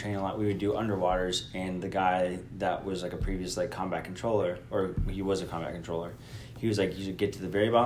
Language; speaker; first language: English; native; English